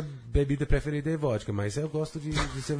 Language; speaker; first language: Portuguese; non-native, fluent; English